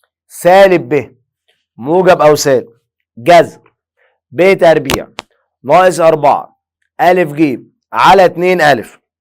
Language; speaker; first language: Arabic; native; Arabic